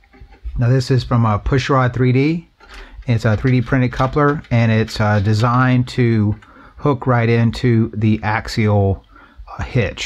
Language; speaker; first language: English; native; English